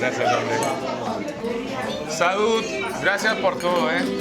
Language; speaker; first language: Spanish; non-native, learner; French